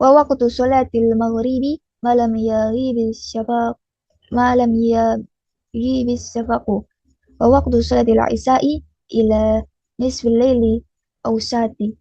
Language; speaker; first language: Arabic; non-native, learner; Indonesian